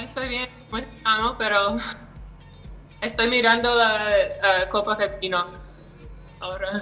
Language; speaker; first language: Spanish; non-native, learner; English